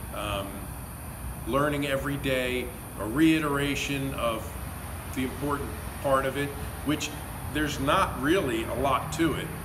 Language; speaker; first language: English; native; English